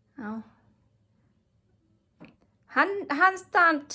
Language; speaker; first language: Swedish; non-native, learner; Thai